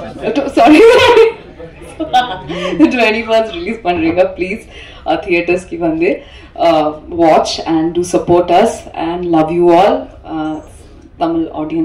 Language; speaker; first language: Tamil; non-native, learner; Bangla